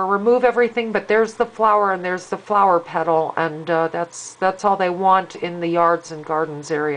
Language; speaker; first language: English; native; English